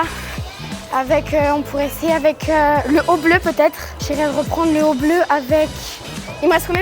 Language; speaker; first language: French; native; French